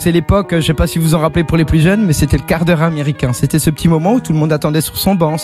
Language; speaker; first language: French; native; French